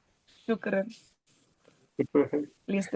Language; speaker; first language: Arabic; non-native, learner; Urdu